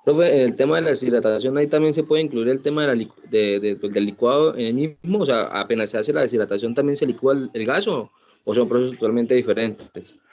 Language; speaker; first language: Spanish; native; Spanish